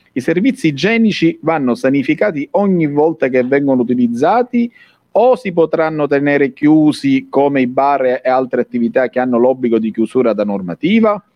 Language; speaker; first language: Italian; native; Italian